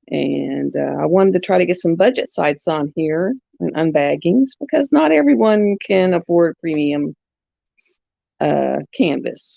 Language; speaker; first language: English; native; English